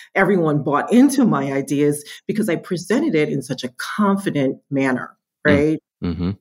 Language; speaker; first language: English; native; English